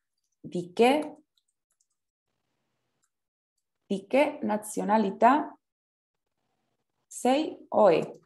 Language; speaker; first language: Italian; non-native, fluent; Spanish